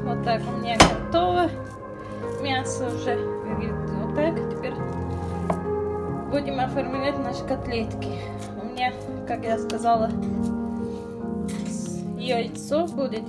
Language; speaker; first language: Russian; non-native, local second language; Tajik